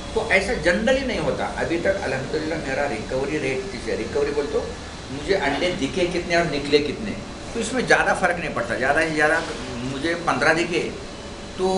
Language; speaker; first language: Hindi; non-native, local second language; Marathi